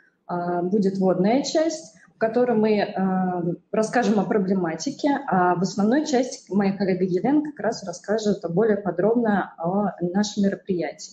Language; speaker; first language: Russian; native; Russian